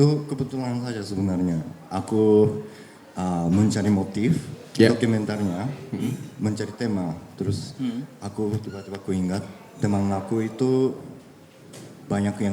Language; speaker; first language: Indonesian; early bilingual, heritage; Japanese